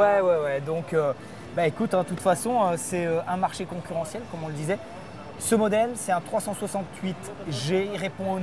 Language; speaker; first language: French; native; French